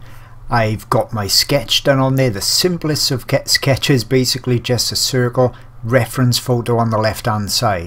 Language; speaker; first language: English; native; English